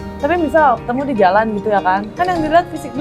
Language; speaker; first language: Indonesian; native; Indonesian